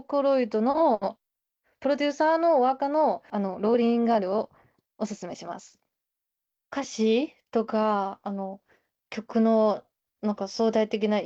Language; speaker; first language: Japanese; non-native, fluent; Chinese